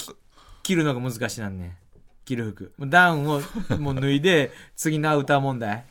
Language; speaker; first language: Japanese; native; Japanese